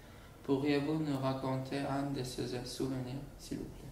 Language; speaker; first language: French; non-native, learner; Turkish